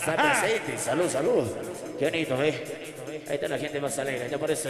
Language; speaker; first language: Spanish; native; Spanish